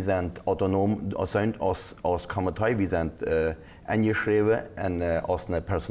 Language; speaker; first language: German; non-native, local second language; Plautdietsch